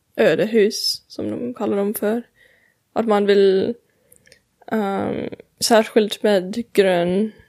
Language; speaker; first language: Swedish; non-native, fluent; English